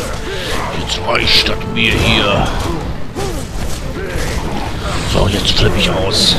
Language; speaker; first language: German; native; German